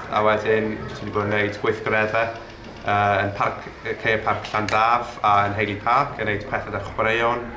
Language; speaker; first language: Welsh; native; Welsh